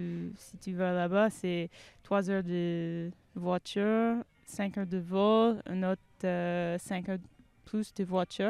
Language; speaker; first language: French; non-native, fluent; English